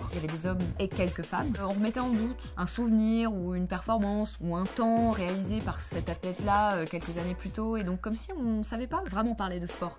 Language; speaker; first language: French; native; French